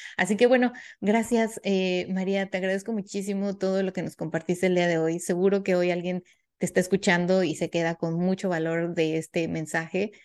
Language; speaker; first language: Spanish; native; Spanish